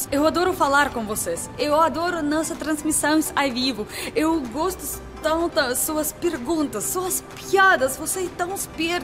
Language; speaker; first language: Portuguese; non-native, learner; Russian